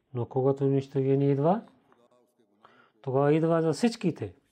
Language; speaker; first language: Bulgarian; non-native, learner; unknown